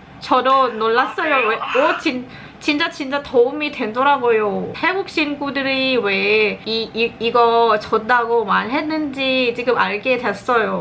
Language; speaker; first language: Korean; non-native, learner; Thai